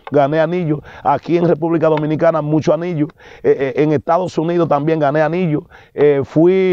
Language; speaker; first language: Spanish; native; Spanish